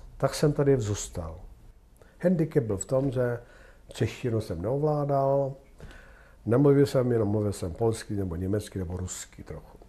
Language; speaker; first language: Czech; non-native, fluent; Polish